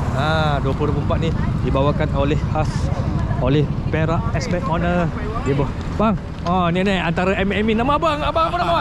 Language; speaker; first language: Malay; native; Malay